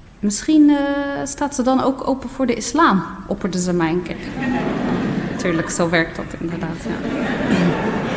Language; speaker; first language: Dutch; early bilingual, other home language; Riffian